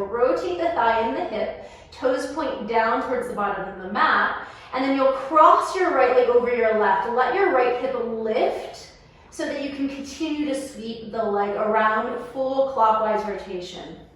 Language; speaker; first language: English; native; English